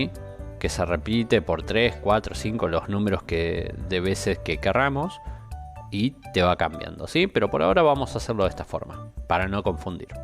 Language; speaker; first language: Spanish; native; Spanish